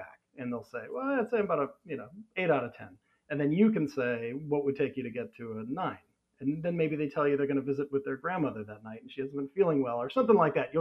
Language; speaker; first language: English; native; English